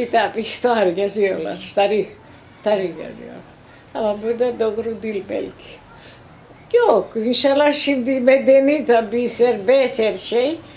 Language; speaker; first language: Turkish; non-native, local second language; Greek